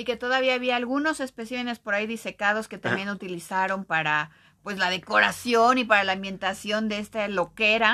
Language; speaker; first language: Spanish; native; Spanish